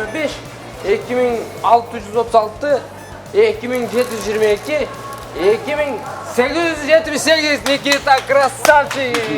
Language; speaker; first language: Russian; non-native, local second language; Kyrgyz